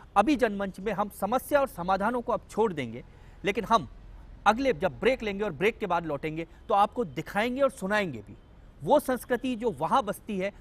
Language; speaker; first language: Hindi; native; Hindi